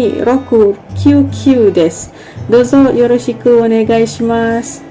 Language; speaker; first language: Japanese; non-native, learner; Malay